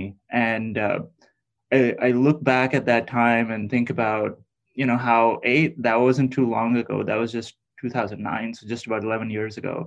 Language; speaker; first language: English; non-native, local second language; Urdu